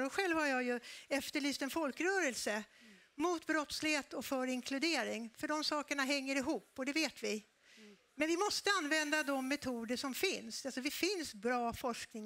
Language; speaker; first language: Swedish; native; Swedish